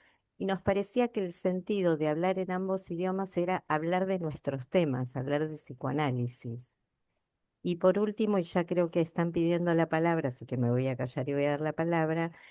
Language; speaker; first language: Spanish; native; Spanish